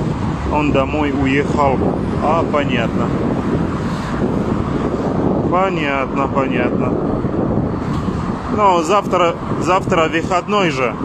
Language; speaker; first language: Russian; non-native, learner; French